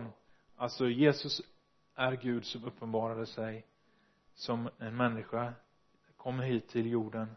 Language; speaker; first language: Swedish; non-native, fluent; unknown